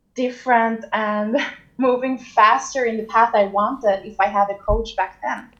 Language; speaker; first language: English; non-native, fluent; Swedish